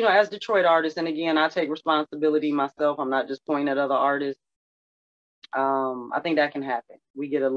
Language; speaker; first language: English; native; English